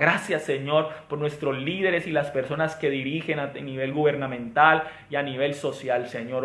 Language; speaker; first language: Spanish; native; Spanish